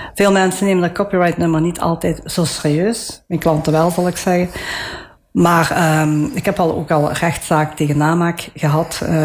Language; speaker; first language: Dutch; early bilingual, other home language; Italian